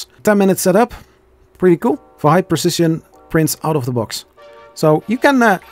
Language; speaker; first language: English; non-native, fluent; Dutch